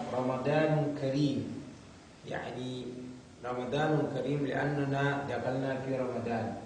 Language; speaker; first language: Arabic; non-native, fluent; Hausa